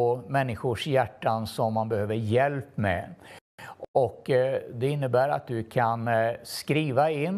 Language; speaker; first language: Swedish; native; Swedish